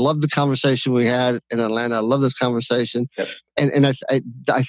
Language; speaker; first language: English; native; English